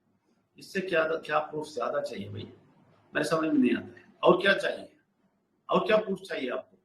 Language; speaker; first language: Hindi; non-native, local second language; Telugu